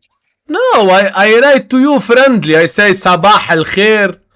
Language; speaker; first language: English; non-native, learner; Arabic